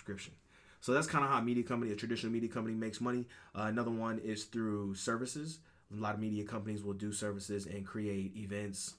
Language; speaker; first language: English; native; English